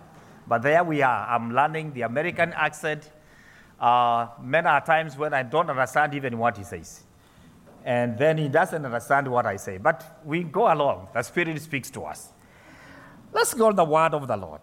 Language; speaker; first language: English; non-native, local second language; Kikuyu